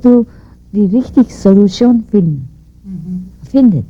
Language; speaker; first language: German; non-native, learner; Vietnamese